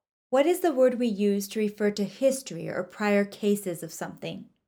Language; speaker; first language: English; native; English